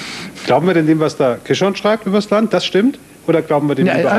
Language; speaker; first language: German; native; German